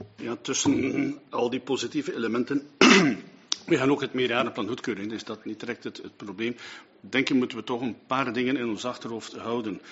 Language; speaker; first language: Dutch; native; Dutch